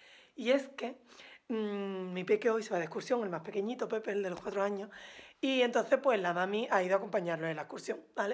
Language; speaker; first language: Spanish; native; Spanish